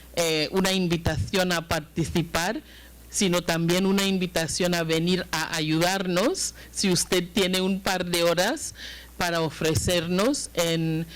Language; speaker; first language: Spanish; non-native, fluent; English